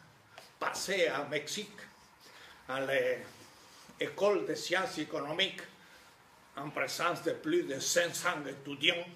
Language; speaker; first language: French; non-native, fluent; Spanish